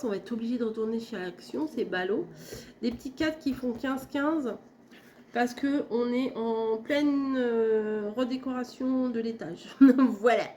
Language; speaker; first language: French; native; French